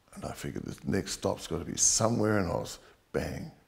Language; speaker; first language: English; native; English